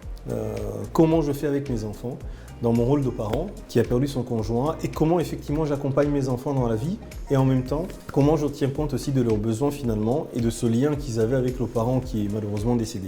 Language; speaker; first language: French; native; French